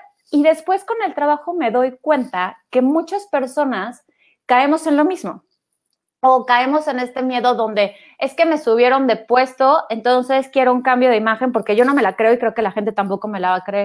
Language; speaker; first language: Spanish; native; Spanish